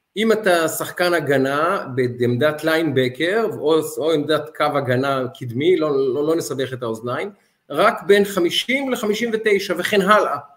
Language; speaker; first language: Hebrew; native; Hebrew